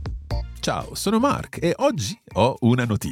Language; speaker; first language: Italian; non-native, fluent; English